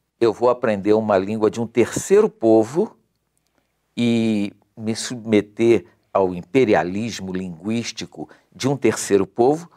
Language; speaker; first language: Portuguese; native; Portuguese